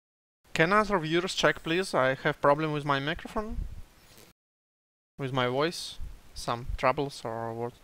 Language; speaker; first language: English; non-native, learner; Russian